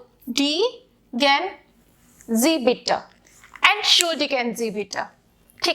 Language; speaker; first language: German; non-native, fluent; Hindi